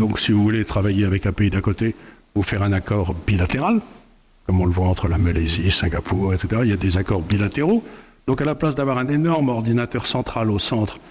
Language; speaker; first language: French; native; French